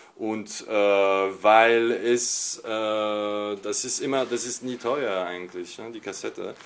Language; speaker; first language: German; non-native, fluent; French